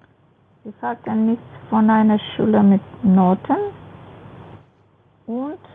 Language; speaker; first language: German; non-native, learner; Macedonian